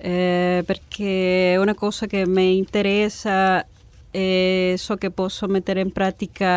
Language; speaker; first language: Italian; non-native, fluent; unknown